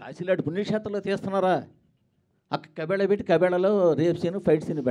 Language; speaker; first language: Telugu; native; Telugu